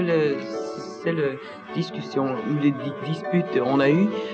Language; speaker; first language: French; non-native, learner; Danish